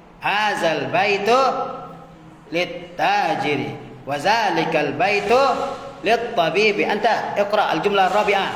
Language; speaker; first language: Arabic; non-native, fluent; Indonesian